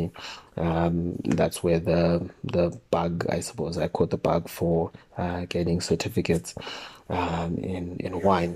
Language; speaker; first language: English; non-native, local second language; North Ndebele